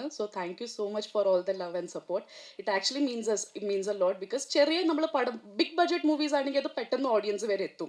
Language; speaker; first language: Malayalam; early bilingual, heritage; Malayalam